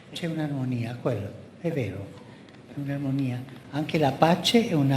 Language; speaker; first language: Italian; non-native, fluent; Spanish